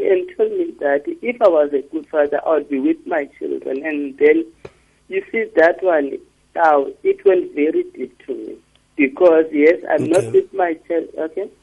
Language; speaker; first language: English; non-native, local second language; Xhosa